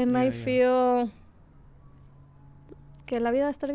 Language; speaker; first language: Spanish; early bilingual, heritage; Spanish